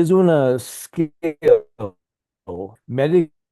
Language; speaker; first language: Spanish; non-native, learner; English